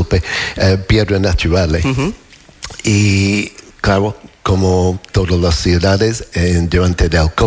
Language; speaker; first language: Spanish; non-native, learner; English